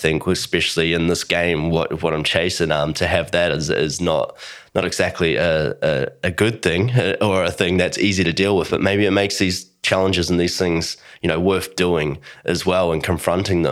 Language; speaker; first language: English; native; English